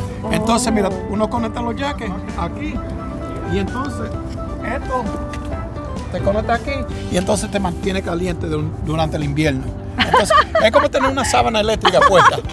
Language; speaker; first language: Spanish; early bilingual, other home language; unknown